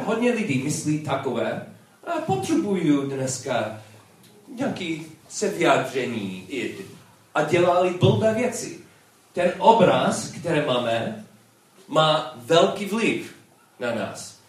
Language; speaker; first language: Czech; non-native, learner; English